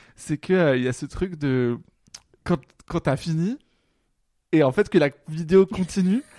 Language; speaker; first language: French; native; French